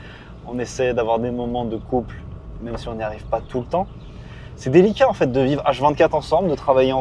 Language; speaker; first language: French; native; French